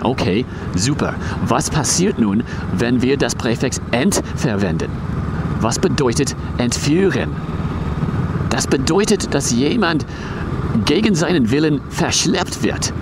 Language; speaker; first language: German; non-native, fluent; English